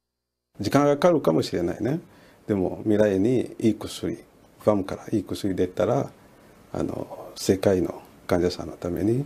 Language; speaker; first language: Japanese; non-native, learner; French